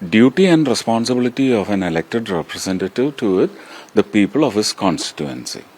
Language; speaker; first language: English; non-native, local second language; Malayalam